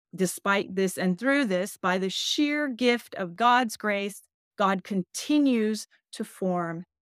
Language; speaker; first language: English; early bilingual, other home language; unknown